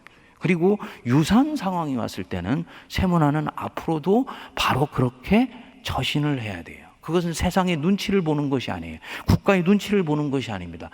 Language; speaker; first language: Korean; native; Korean